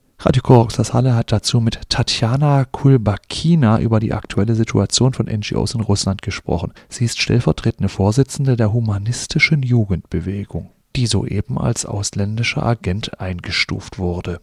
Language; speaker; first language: German; native; German